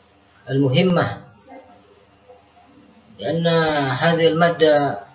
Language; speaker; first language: Arabic; non-native, fluent; Indonesian